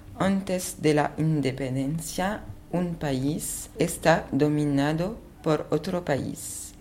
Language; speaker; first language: Spanish; non-native, learner; French